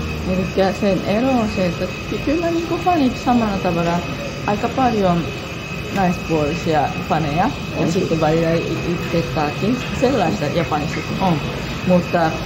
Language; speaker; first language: Finnish; non-native, fluent; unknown